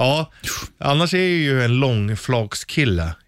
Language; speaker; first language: Swedish; native; Swedish